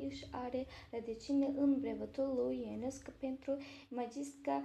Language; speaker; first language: Romanian; non-native, learner; Azerbaijani